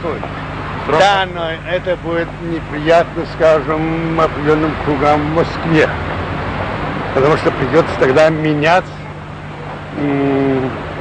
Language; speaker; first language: Russian; non-native, local second language; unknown